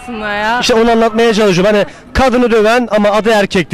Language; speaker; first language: Turkish; native; Turkish